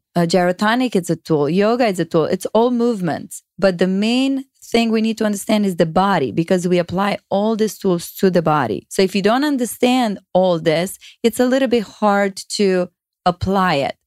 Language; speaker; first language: English; non-native, fluent; Romanian